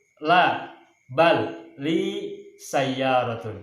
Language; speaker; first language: Arabic; non-native, fluent; Indonesian